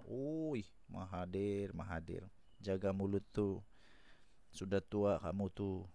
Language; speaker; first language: Malay; non-native, local second language; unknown